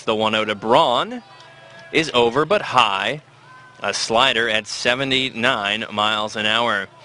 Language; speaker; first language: English; native; English